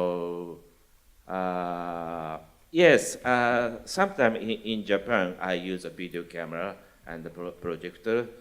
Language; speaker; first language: English; non-native, learner; Japanese